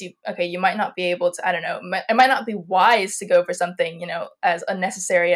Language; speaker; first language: English; native; English